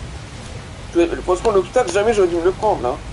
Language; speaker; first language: French; native; French